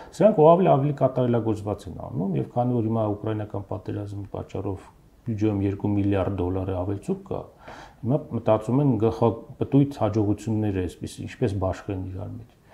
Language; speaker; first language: Armenian; native; Armenian